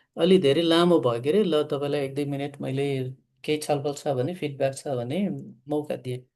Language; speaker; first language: Nepali; native; Nepali